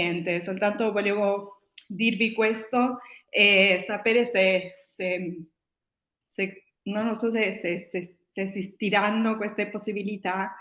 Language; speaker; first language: Italian; non-native, fluent; Spanish